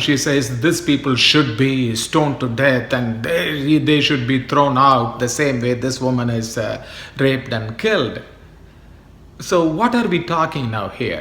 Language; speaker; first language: English; non-native, local second language; Tamil